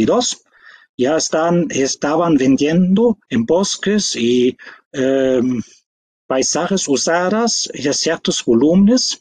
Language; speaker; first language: Spanish; non-native, fluent; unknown